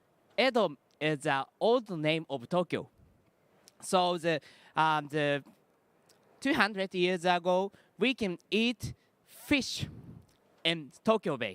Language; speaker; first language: English; non-native, learner; Japanese